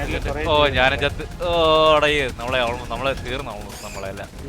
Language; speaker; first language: Malayalam; native; Malayalam